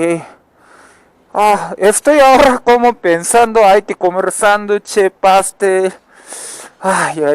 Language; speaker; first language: Spanish; non-native, learner; Korean